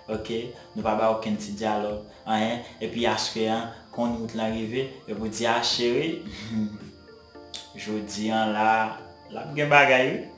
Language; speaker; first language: French; non-native, learner; Haitian Creole